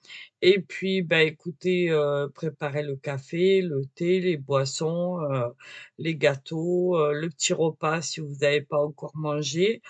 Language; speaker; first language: French; native; French